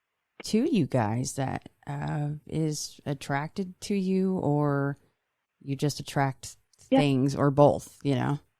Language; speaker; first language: English; native; English